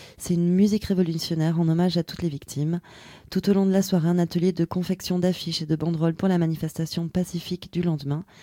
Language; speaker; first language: French; native; French